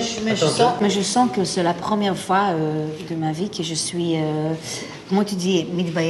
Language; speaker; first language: French; non-native, learner; Hebrew